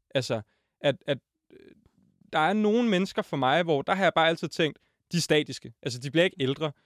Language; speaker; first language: Danish; native; Danish